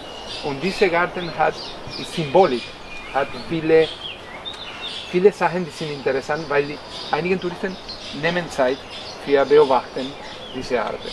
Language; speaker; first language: German; non-native, fluent; Spanish